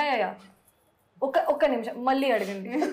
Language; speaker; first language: Telugu; non-native, fluent; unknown